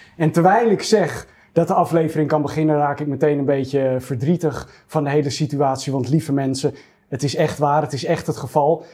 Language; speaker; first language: Dutch; native; Dutch